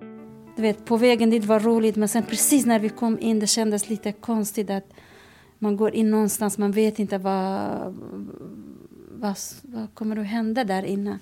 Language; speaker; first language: Swedish; non-native, fluent; Kurdish